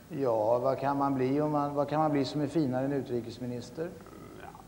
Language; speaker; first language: Swedish; native; Swedish